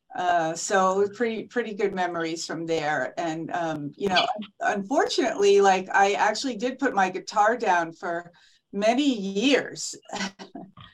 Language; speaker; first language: English; native; English